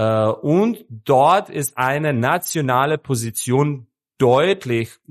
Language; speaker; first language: German; non-native, fluent; Serbian